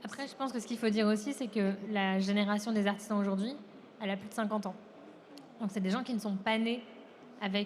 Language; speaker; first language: French; native; French